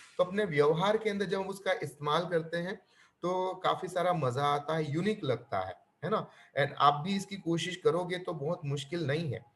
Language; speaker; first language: Hindi; non-native, local second language; Gujarati